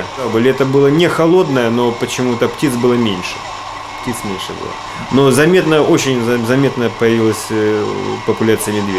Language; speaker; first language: Russian; native; Russian